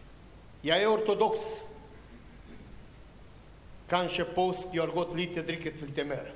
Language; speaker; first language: Swedish; non-native, learner; Romanian